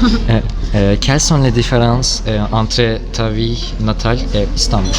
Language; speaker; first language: French; non-native, learner; Turkish